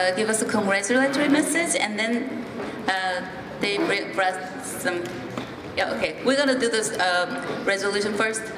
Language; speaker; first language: English; non-native, fluent; Korean